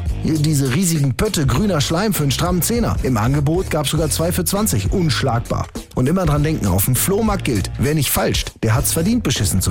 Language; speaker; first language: German; native; German